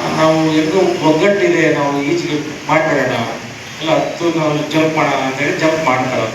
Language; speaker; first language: Kannada; native; Kannada